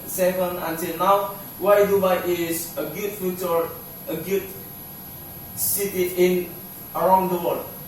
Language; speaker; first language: English; non-native, learner; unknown